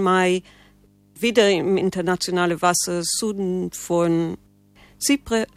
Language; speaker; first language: German; non-native, learner; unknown